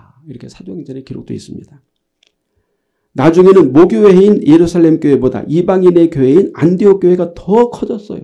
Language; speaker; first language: Korean; native; Korean